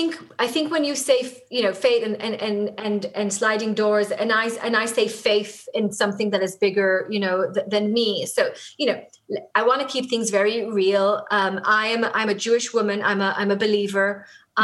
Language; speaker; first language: English; non-native, fluent; Hebrew